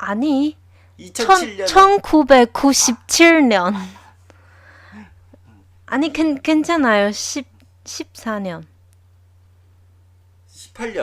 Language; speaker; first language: Korean; non-native, learner; Chinese